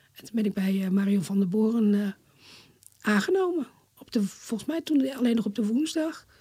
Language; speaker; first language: Dutch; native; Dutch